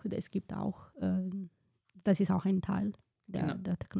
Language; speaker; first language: German; non-native, fluent; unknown